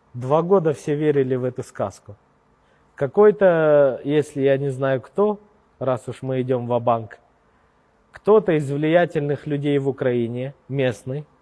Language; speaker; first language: Russian; native; Russian